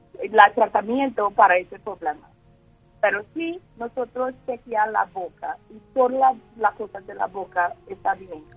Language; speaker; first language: Spanish; non-native, learner; English